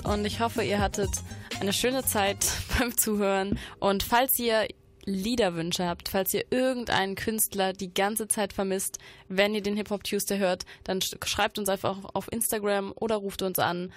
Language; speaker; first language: German; native; German